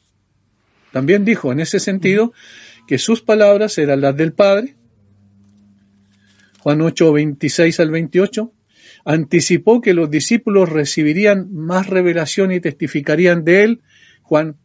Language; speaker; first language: Spanish; native; Spanish